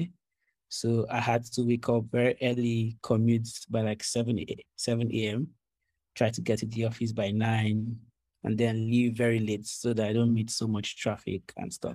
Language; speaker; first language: English; non-native, local second language; Ibibio